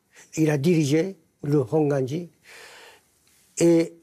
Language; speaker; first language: French; non-native, fluent; Japanese